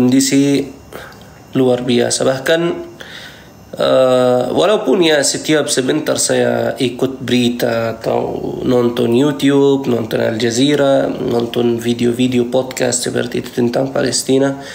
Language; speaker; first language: Indonesian; non-native, fluent; Arabic